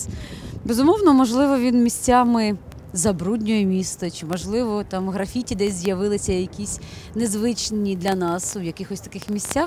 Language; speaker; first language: Ukrainian; native; Ukrainian